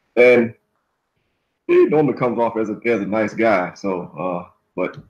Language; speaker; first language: English; native; English